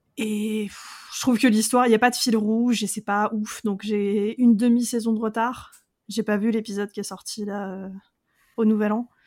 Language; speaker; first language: French; native; French